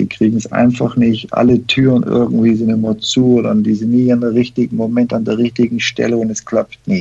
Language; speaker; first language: German; non-native, fluent; English